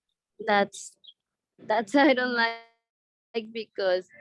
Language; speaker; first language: English; non-native, learner; Spanish